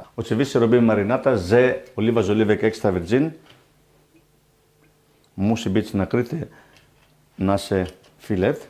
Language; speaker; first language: Polish; non-native, learner; Greek